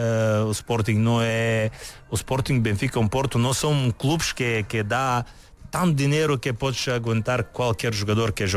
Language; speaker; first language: Portuguese; non-native, learner; Bulgarian